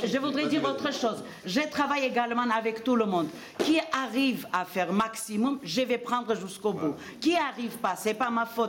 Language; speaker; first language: French; non-native, fluent; Armenian